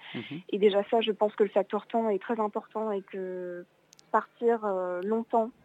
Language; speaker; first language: French; native; French